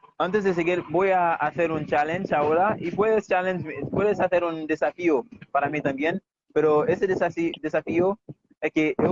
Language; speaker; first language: Spanish; non-native, fluent; Haitian Creole